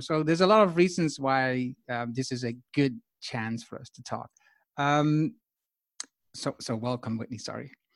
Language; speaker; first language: English; non-native, fluent; Dutch